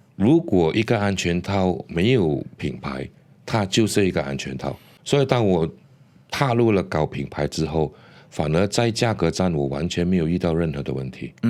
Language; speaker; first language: Chinese; native; Chinese